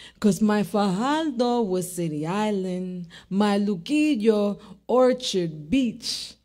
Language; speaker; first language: English; early bilingual, other home language; Spanish